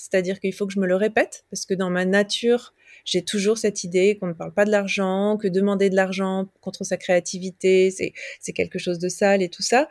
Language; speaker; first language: French; native; French